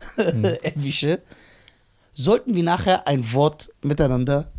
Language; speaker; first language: German; native; German